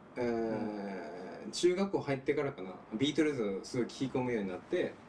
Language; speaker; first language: Japanese; native; Japanese